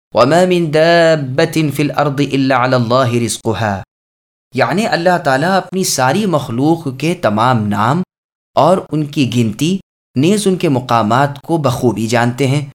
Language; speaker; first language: Urdu; native; Urdu